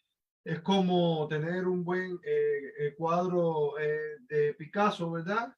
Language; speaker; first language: Spanish; native; Spanish